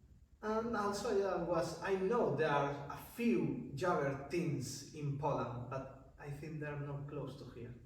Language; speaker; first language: English; non-native, learner; Spanish